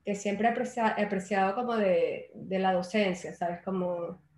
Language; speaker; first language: Spanish; native; Spanish